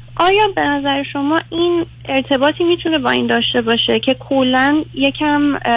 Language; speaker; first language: Persian; early bilingual, heritage; Persian